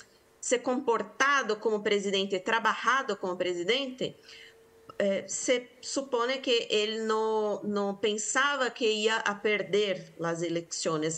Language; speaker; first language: Spanish; non-native, fluent; Portuguese